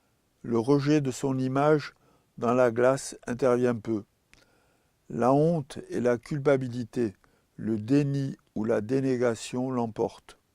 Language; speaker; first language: French; native; French